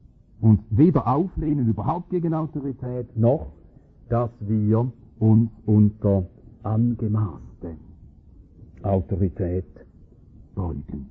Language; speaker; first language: German; native; German